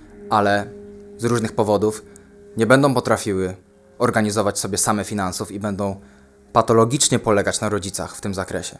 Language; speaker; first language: Polish; native; Polish